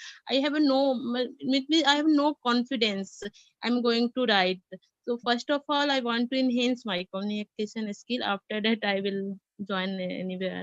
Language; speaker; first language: English; non-native, learner; Hindi